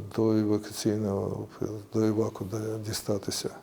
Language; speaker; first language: Ukrainian; non-native, local second language; Russian